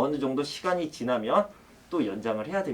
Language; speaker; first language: Korean; native; Korean